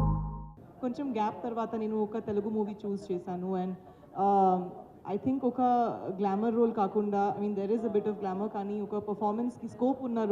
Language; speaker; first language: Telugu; non-native, learner; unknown